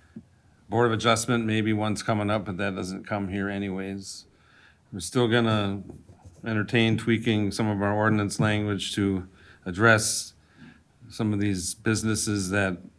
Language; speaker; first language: English; native; English